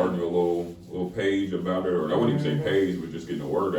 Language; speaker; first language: English; native; English